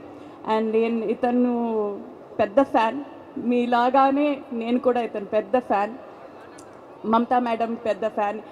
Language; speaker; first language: Telugu; non-native, learner; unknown